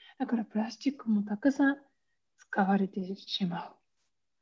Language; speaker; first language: Japanese; non-native, learner; German